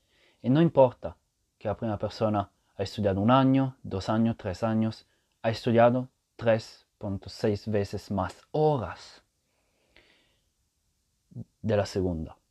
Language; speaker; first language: Spanish; non-native, fluent; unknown